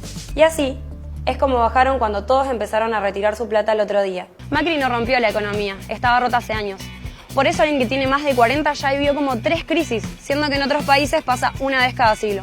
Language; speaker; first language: Spanish; native; Spanish